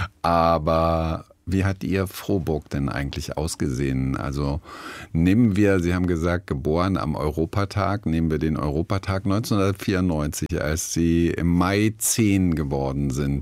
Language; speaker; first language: German; native; German